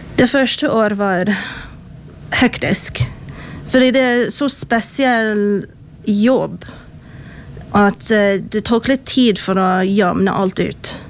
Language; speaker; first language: Norwegian; non-native, fluent; English